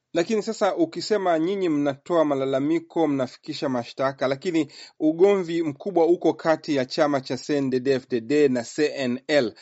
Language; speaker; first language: Swahili; native; Swahili